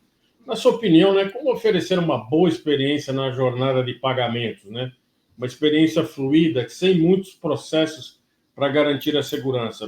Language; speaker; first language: Portuguese; native; Portuguese